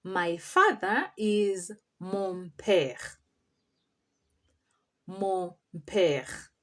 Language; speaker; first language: French; non-native, fluent; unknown